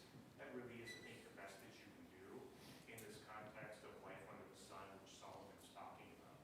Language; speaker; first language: English; native; English